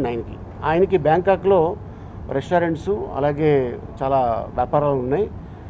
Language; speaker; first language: Telugu; native; Telugu